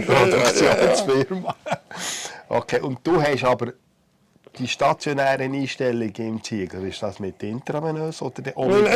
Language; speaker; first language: German; native; German